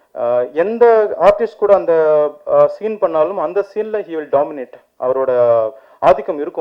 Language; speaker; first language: Tamil; native; Tamil